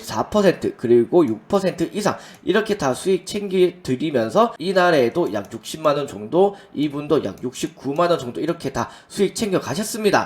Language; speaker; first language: Korean; native; Korean